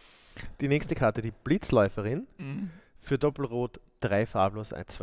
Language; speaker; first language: German; native; German